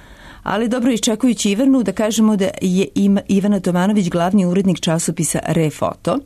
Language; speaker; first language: Serbian; native; Serbian